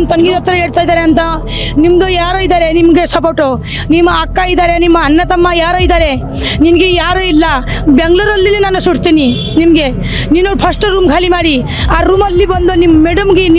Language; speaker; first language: Kannada; non-native, fluent; Nepali